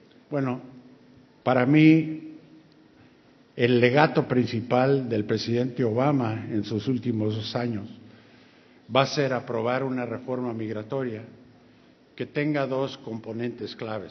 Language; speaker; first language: Spanish; early bilingual, other home language; English